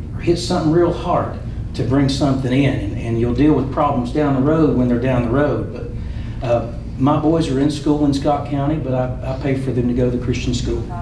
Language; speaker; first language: English; native; English